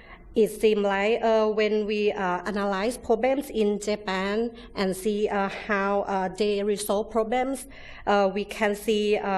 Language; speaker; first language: English; non-native, learner; Thai